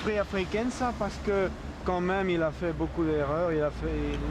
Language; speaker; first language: French; non-native, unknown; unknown